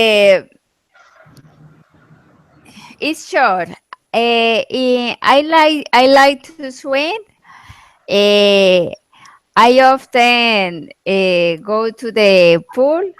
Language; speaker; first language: English; non-native, learner; Spanish